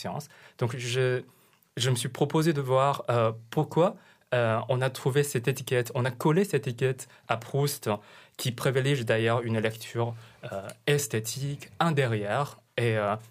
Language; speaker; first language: French; non-native, fluent; Chinese